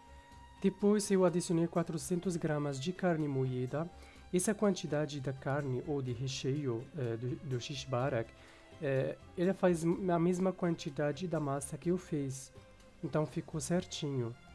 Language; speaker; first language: Portuguese; non-native, fluent; Arabic